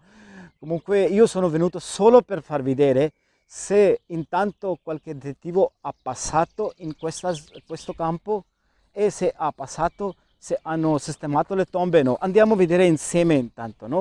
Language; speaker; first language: Italian; non-native, learner; Urdu